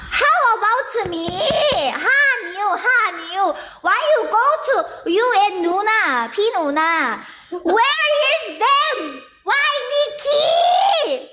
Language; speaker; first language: English; non-native, learner; Thai